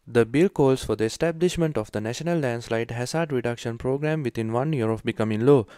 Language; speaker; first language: English; non-native, local second language; Sinhala